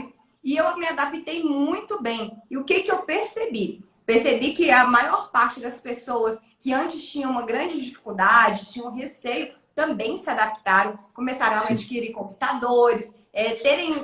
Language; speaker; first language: Portuguese; native; Portuguese